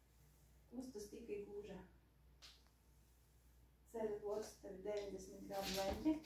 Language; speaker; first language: Latvian; non-native, learner; Russian